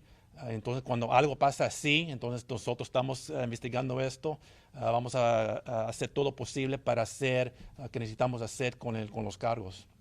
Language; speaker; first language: Spanish; early bilingual, heritage; Spanish